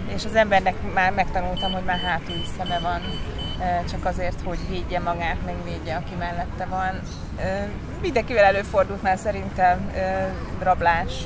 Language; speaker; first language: Hungarian; native; Hungarian